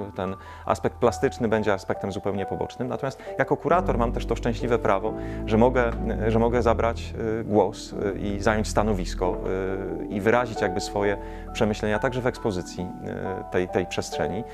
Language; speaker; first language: Polish; native; Polish